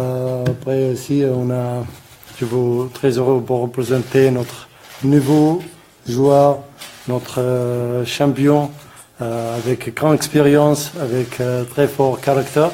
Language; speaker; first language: French; non-native, learner; Arabic